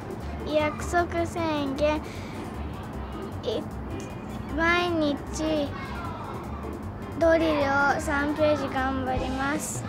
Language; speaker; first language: Japanese; early bilingual, heritage; Japanese